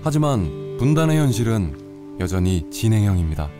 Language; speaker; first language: Korean; native; Korean